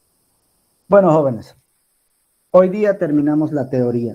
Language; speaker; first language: Spanish; native; Spanish